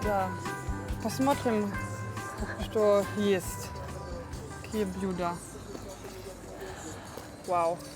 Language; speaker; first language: Russian; non-native, learner; German